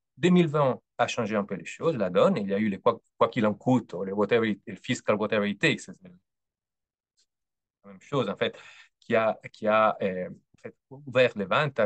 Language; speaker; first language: French; non-native, fluent; Italian